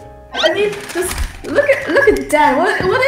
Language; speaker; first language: English; non-native, learner; Russian